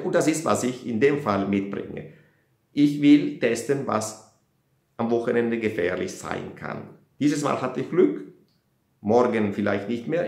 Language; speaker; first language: German; non-native, fluent; Italian